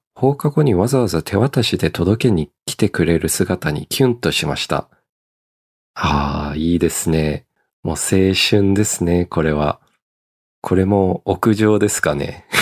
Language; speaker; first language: Japanese; early bilingual, heritage; Japanese